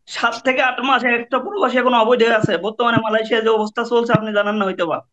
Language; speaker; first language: Bangla; native; Bangla